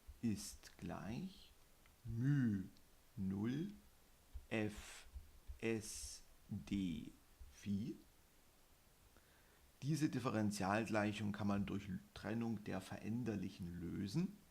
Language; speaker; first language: German; native; German